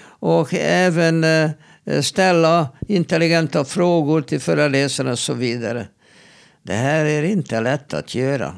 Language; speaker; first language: Swedish; non-native, fluent; Hungarian